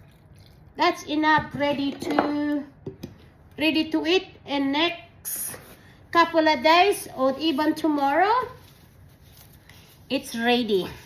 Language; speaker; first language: English; non-native, learner; Filipino